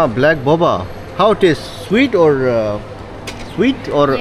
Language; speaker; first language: English; non-native, fluent; Urdu